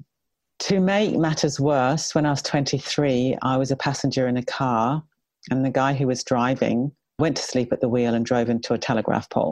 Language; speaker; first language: English; native; English